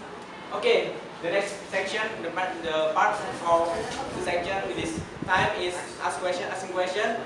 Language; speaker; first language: English; non-native, learner; Indonesian